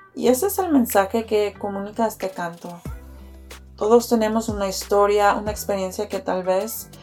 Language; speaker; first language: Spanish; early bilingual, heritage; Spanish